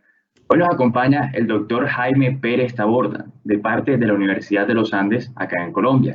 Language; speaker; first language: Spanish; native; Spanish